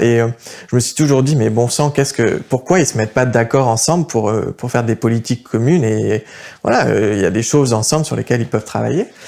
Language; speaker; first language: French; early bilingual, other home language; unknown